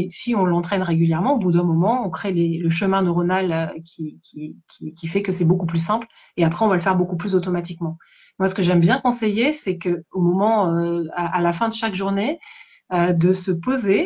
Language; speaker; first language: French; native; French